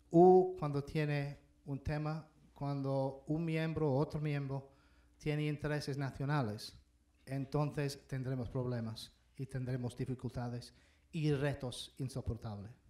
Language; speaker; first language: Spanish; non-native, fluent; English